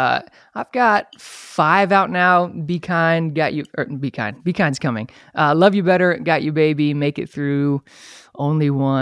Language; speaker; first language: English; native; English